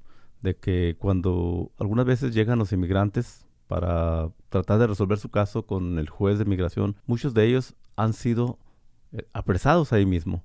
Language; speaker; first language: Spanish; native; Spanish